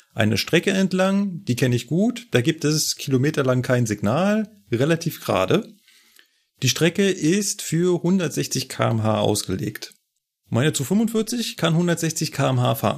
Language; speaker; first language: German; native; German